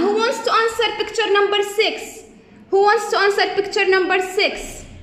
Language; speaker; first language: English; non-native, fluent; Arabic